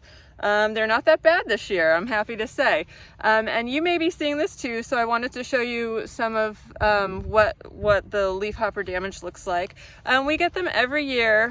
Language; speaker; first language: English; native; English